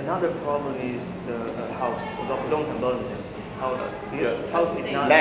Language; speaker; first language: English; non-native, learner; Chinese